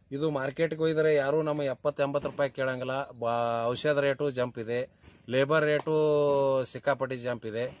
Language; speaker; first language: Kannada; native; Kannada